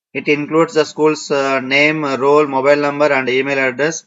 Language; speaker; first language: English; non-native, local second language; Telugu